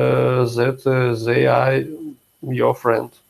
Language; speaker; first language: English; non-native, learner; Russian